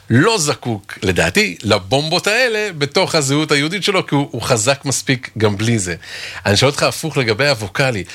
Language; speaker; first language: Hebrew; native; Hebrew